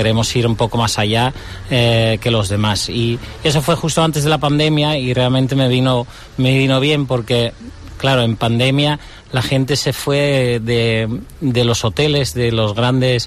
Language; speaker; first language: Spanish; non-native, fluent; Dutch